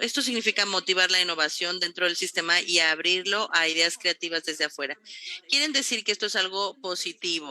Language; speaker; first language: Spanish; non-native, fluent; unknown